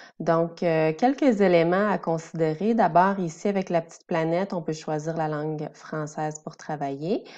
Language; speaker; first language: French; native; French